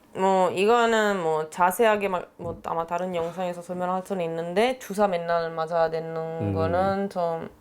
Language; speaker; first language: Korean; non-native, fluent; Italian